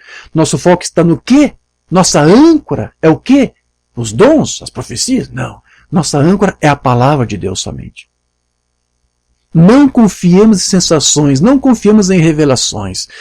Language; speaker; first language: Portuguese; native; Portuguese